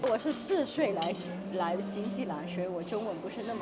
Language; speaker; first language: Chinese; early bilingual, heritage; Chinese